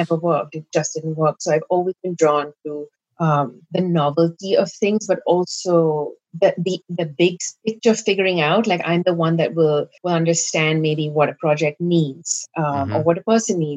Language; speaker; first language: English; non-native, local second language; Gujarati